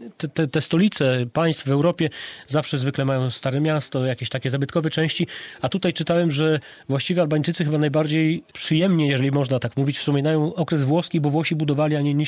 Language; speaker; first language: Polish; native; Polish